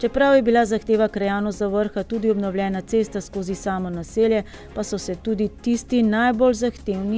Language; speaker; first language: Slovenian; native; Slovenian